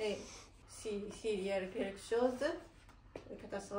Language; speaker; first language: French; non-native, learner; Japanese